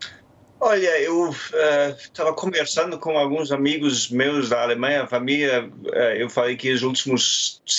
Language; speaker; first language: Portuguese; non-native, fluent; German